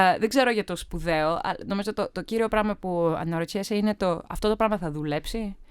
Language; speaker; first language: Greek; early bilingual, heritage; Greek